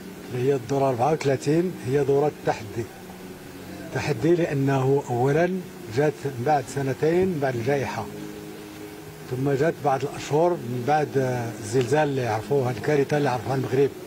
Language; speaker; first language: Arabic; native; Arabic